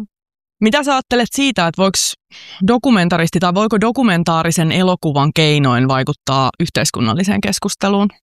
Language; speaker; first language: Finnish; native; Finnish